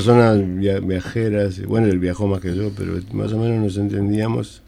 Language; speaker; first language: Spanish; native; Spanish